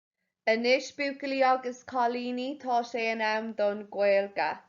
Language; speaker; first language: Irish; non-native, local second language; English